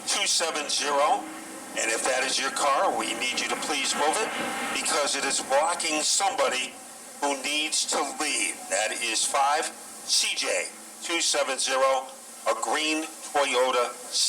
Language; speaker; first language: English; native; English